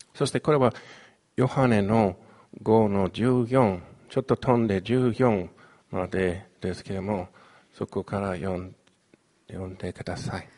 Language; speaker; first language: Japanese; non-native, fluent; Chinese